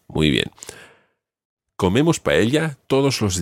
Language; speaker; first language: Spanish; non-native, fluent; English